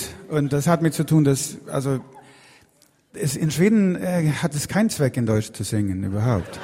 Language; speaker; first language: German; non-native, learner; Swedish